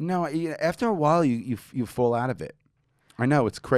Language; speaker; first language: English; native; English